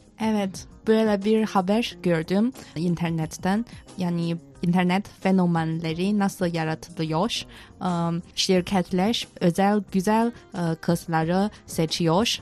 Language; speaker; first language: Turkish; non-native, fluent; Chinese